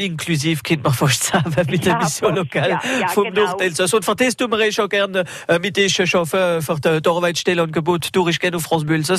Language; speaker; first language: German; non-native, local second language; French